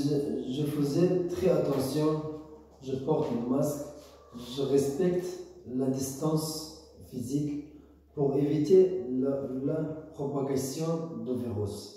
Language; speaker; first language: French; non-native, learner; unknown